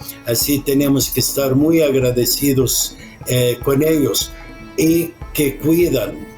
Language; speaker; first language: Spanish; non-native, fluent; Arabic